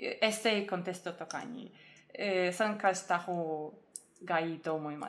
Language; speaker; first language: Japanese; non-native, fluent; Russian